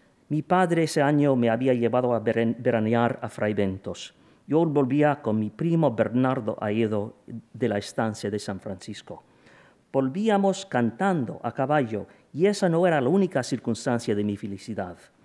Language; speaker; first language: Spanish; non-native, fluent; English